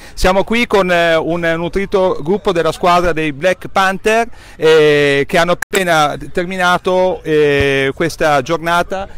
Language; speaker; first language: Italian; native; Italian